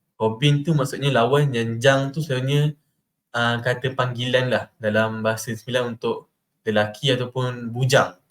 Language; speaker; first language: Malay; native; Malay